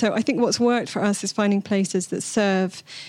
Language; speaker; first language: English; native; English